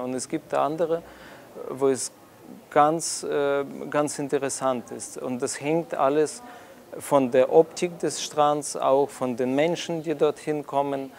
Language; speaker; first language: German; non-native, fluent; Russian